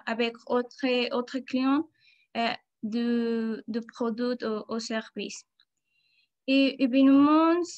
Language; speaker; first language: French; non-native, learner; Spanish